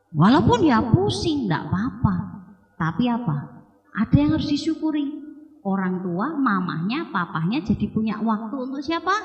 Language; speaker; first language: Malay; non-native, local second language; Javanese